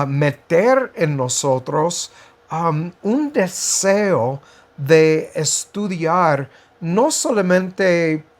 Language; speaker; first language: Spanish; non-native, fluent; English